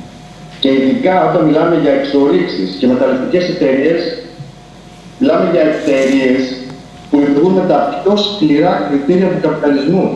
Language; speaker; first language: Greek; native; Greek